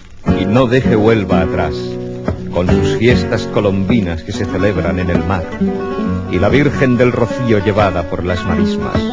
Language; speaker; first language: Spanish; native; Spanish